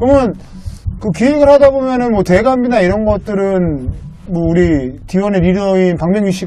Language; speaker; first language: Korean; native; Korean